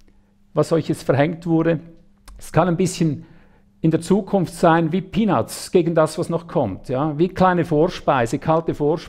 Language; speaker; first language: German; native; German